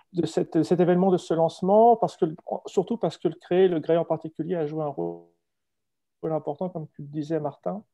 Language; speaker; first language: French; native; French